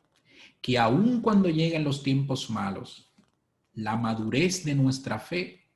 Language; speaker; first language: Spanish; native; Spanish